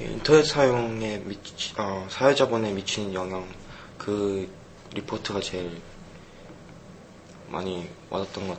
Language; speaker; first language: Korean; early bilingual, heritage; Korean